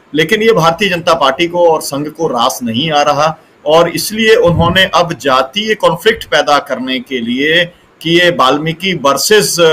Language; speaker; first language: Hindi; native; Hindi